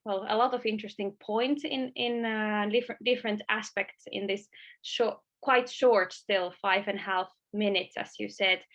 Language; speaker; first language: English; non-native, fluent; Finnish